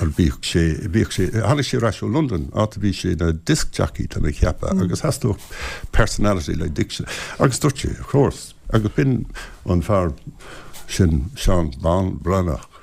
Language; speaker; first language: Irish; non-native, local second language; English